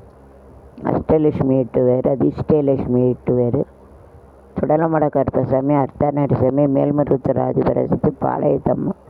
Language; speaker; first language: Tamil; native; Tamil